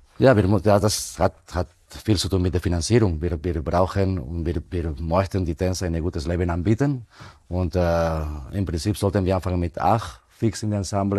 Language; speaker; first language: German; non-native, fluent; Spanish